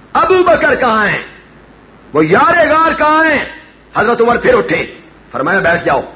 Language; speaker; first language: Urdu; non-native, local second language; Punjabi